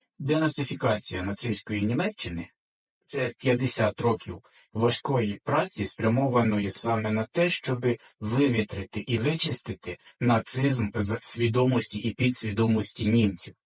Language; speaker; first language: Ukrainian; native; Ukrainian